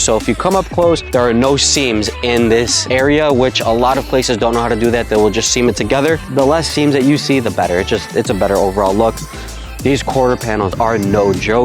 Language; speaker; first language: English; native; English